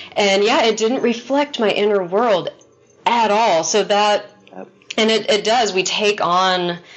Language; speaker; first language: English; native; English